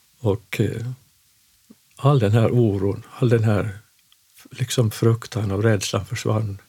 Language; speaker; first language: Swedish; native; Swedish